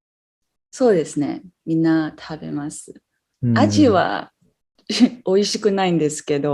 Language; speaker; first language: Japanese; non-native, fluent; English